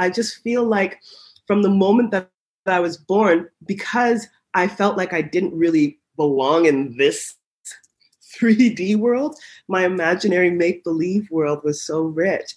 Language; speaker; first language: English; native; English